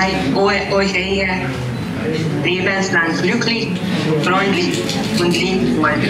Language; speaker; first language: German; non-native, learner; Hungarian